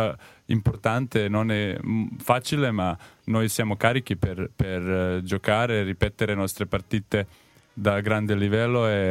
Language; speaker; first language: Italian; non-native, learner; Serbian